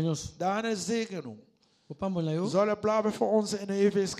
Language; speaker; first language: German; non-native, learner; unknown